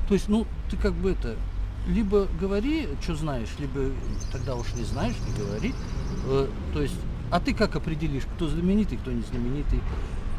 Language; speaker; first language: Russian; native; Russian